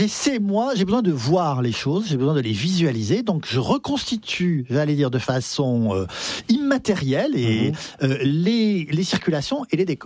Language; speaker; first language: French; native; French